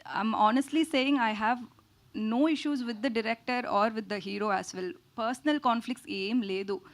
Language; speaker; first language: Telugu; non-native, learner; Tamil